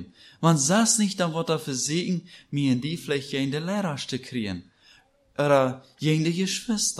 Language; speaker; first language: German; non-native, learner; Plautdietsch